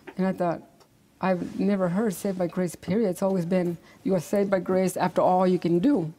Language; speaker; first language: English; native; English